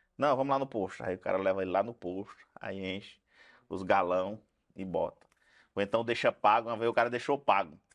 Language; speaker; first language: Portuguese; native; Portuguese